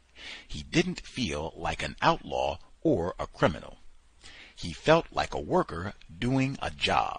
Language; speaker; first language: English; native; English